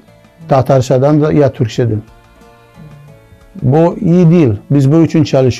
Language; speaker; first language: Turkish; non-native, learner; Crimean Tatar